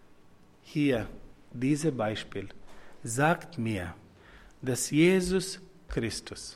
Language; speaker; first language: German; non-native, fluent; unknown